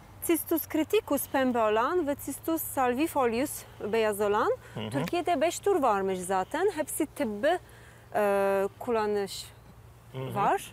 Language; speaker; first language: Turkish; non-native, fluent; Polish